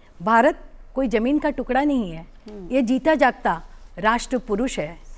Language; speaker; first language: Hindi; native; Hindi